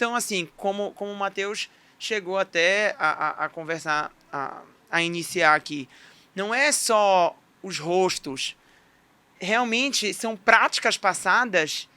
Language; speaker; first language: Portuguese; native; Portuguese